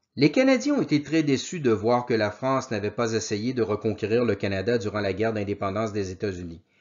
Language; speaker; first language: French; native; French